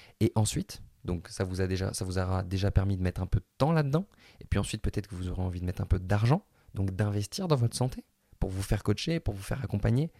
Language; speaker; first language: French; native; French